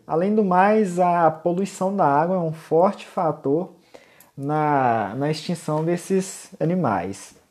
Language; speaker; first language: Portuguese; native; Portuguese